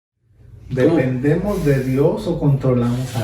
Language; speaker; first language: Spanish; native; Spanish